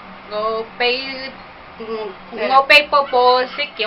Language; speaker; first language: Cantonese; non-native, learner; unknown